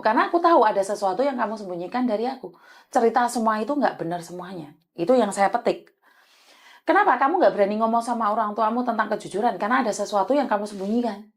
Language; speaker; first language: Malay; non-native, local second language; Javanese